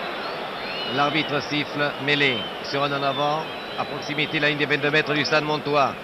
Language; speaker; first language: French; native; French